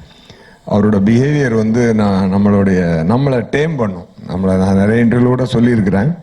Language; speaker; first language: Tamil; native; Tamil